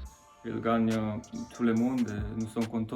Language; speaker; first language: French; non-native, learner; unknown